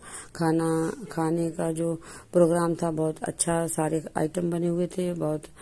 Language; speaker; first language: Hindi; native; Hindi